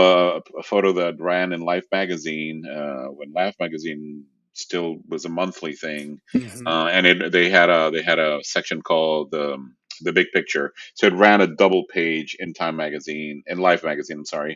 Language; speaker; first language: English; non-native, fluent; Spanish